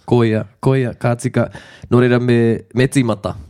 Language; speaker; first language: Māori; non-native, local second language; English